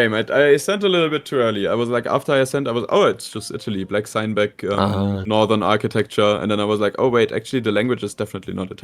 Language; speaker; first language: English; non-native, fluent; German